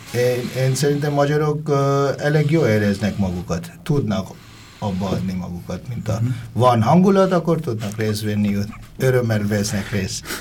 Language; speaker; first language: Hungarian; non-native, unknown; Bangla